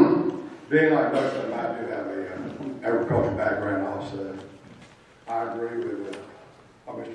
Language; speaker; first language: English; native; English